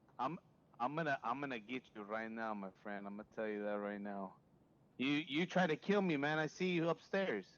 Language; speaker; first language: English; native; English